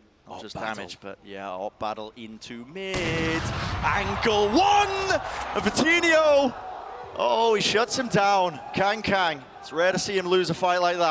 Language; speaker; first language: English; native; English